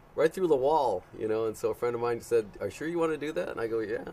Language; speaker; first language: English; native; English